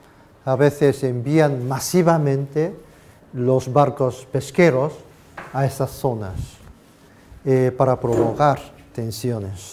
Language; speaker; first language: Spanish; non-native, fluent; Japanese